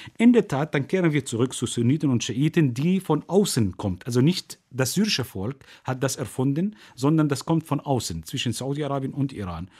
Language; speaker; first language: German; non-native, fluent; Arabic